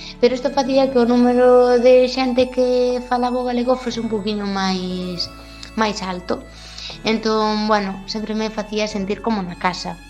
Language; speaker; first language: Galician; non-native, local second language; Spanish